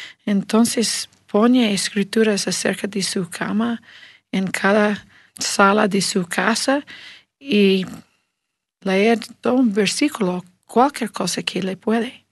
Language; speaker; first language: Spanish; non-native, learner; English